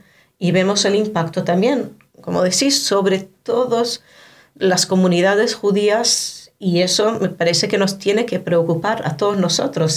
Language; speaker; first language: Spanish; non-native, fluent; Hebrew